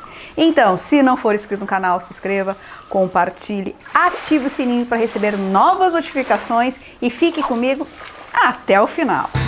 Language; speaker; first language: Portuguese; native; Portuguese